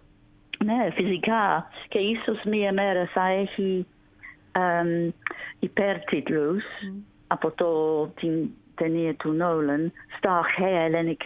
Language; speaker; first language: Greek; non-native, learner; English